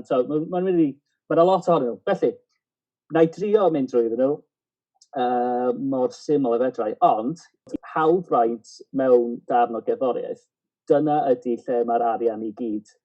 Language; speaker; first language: Welsh; native; Welsh